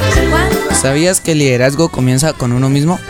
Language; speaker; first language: Spanish; native; Spanish